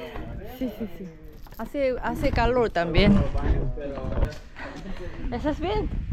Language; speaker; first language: Spanish; non-native, learner; Korean